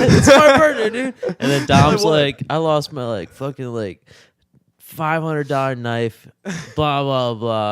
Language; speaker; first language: English; native; English